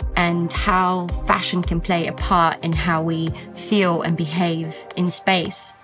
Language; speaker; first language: English; early bilingual, other home language; Latvian